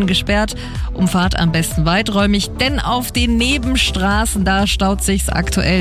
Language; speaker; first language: German; native; German